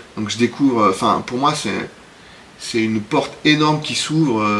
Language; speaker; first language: French; native; French